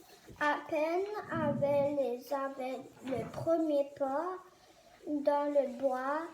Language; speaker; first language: French; non-native, learner; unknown